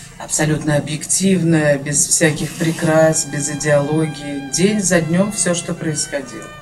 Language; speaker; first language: Russian; native; Russian